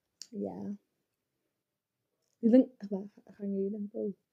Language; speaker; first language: Dutch; non-native, learner; Afrikaans